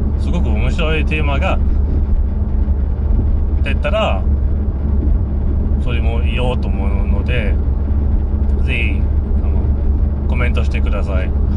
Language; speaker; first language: Japanese; non-native, fluent; English